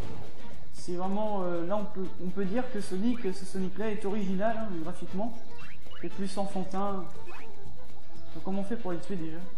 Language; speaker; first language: French; native; French